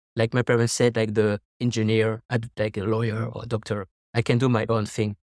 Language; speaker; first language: English; non-native, fluent; French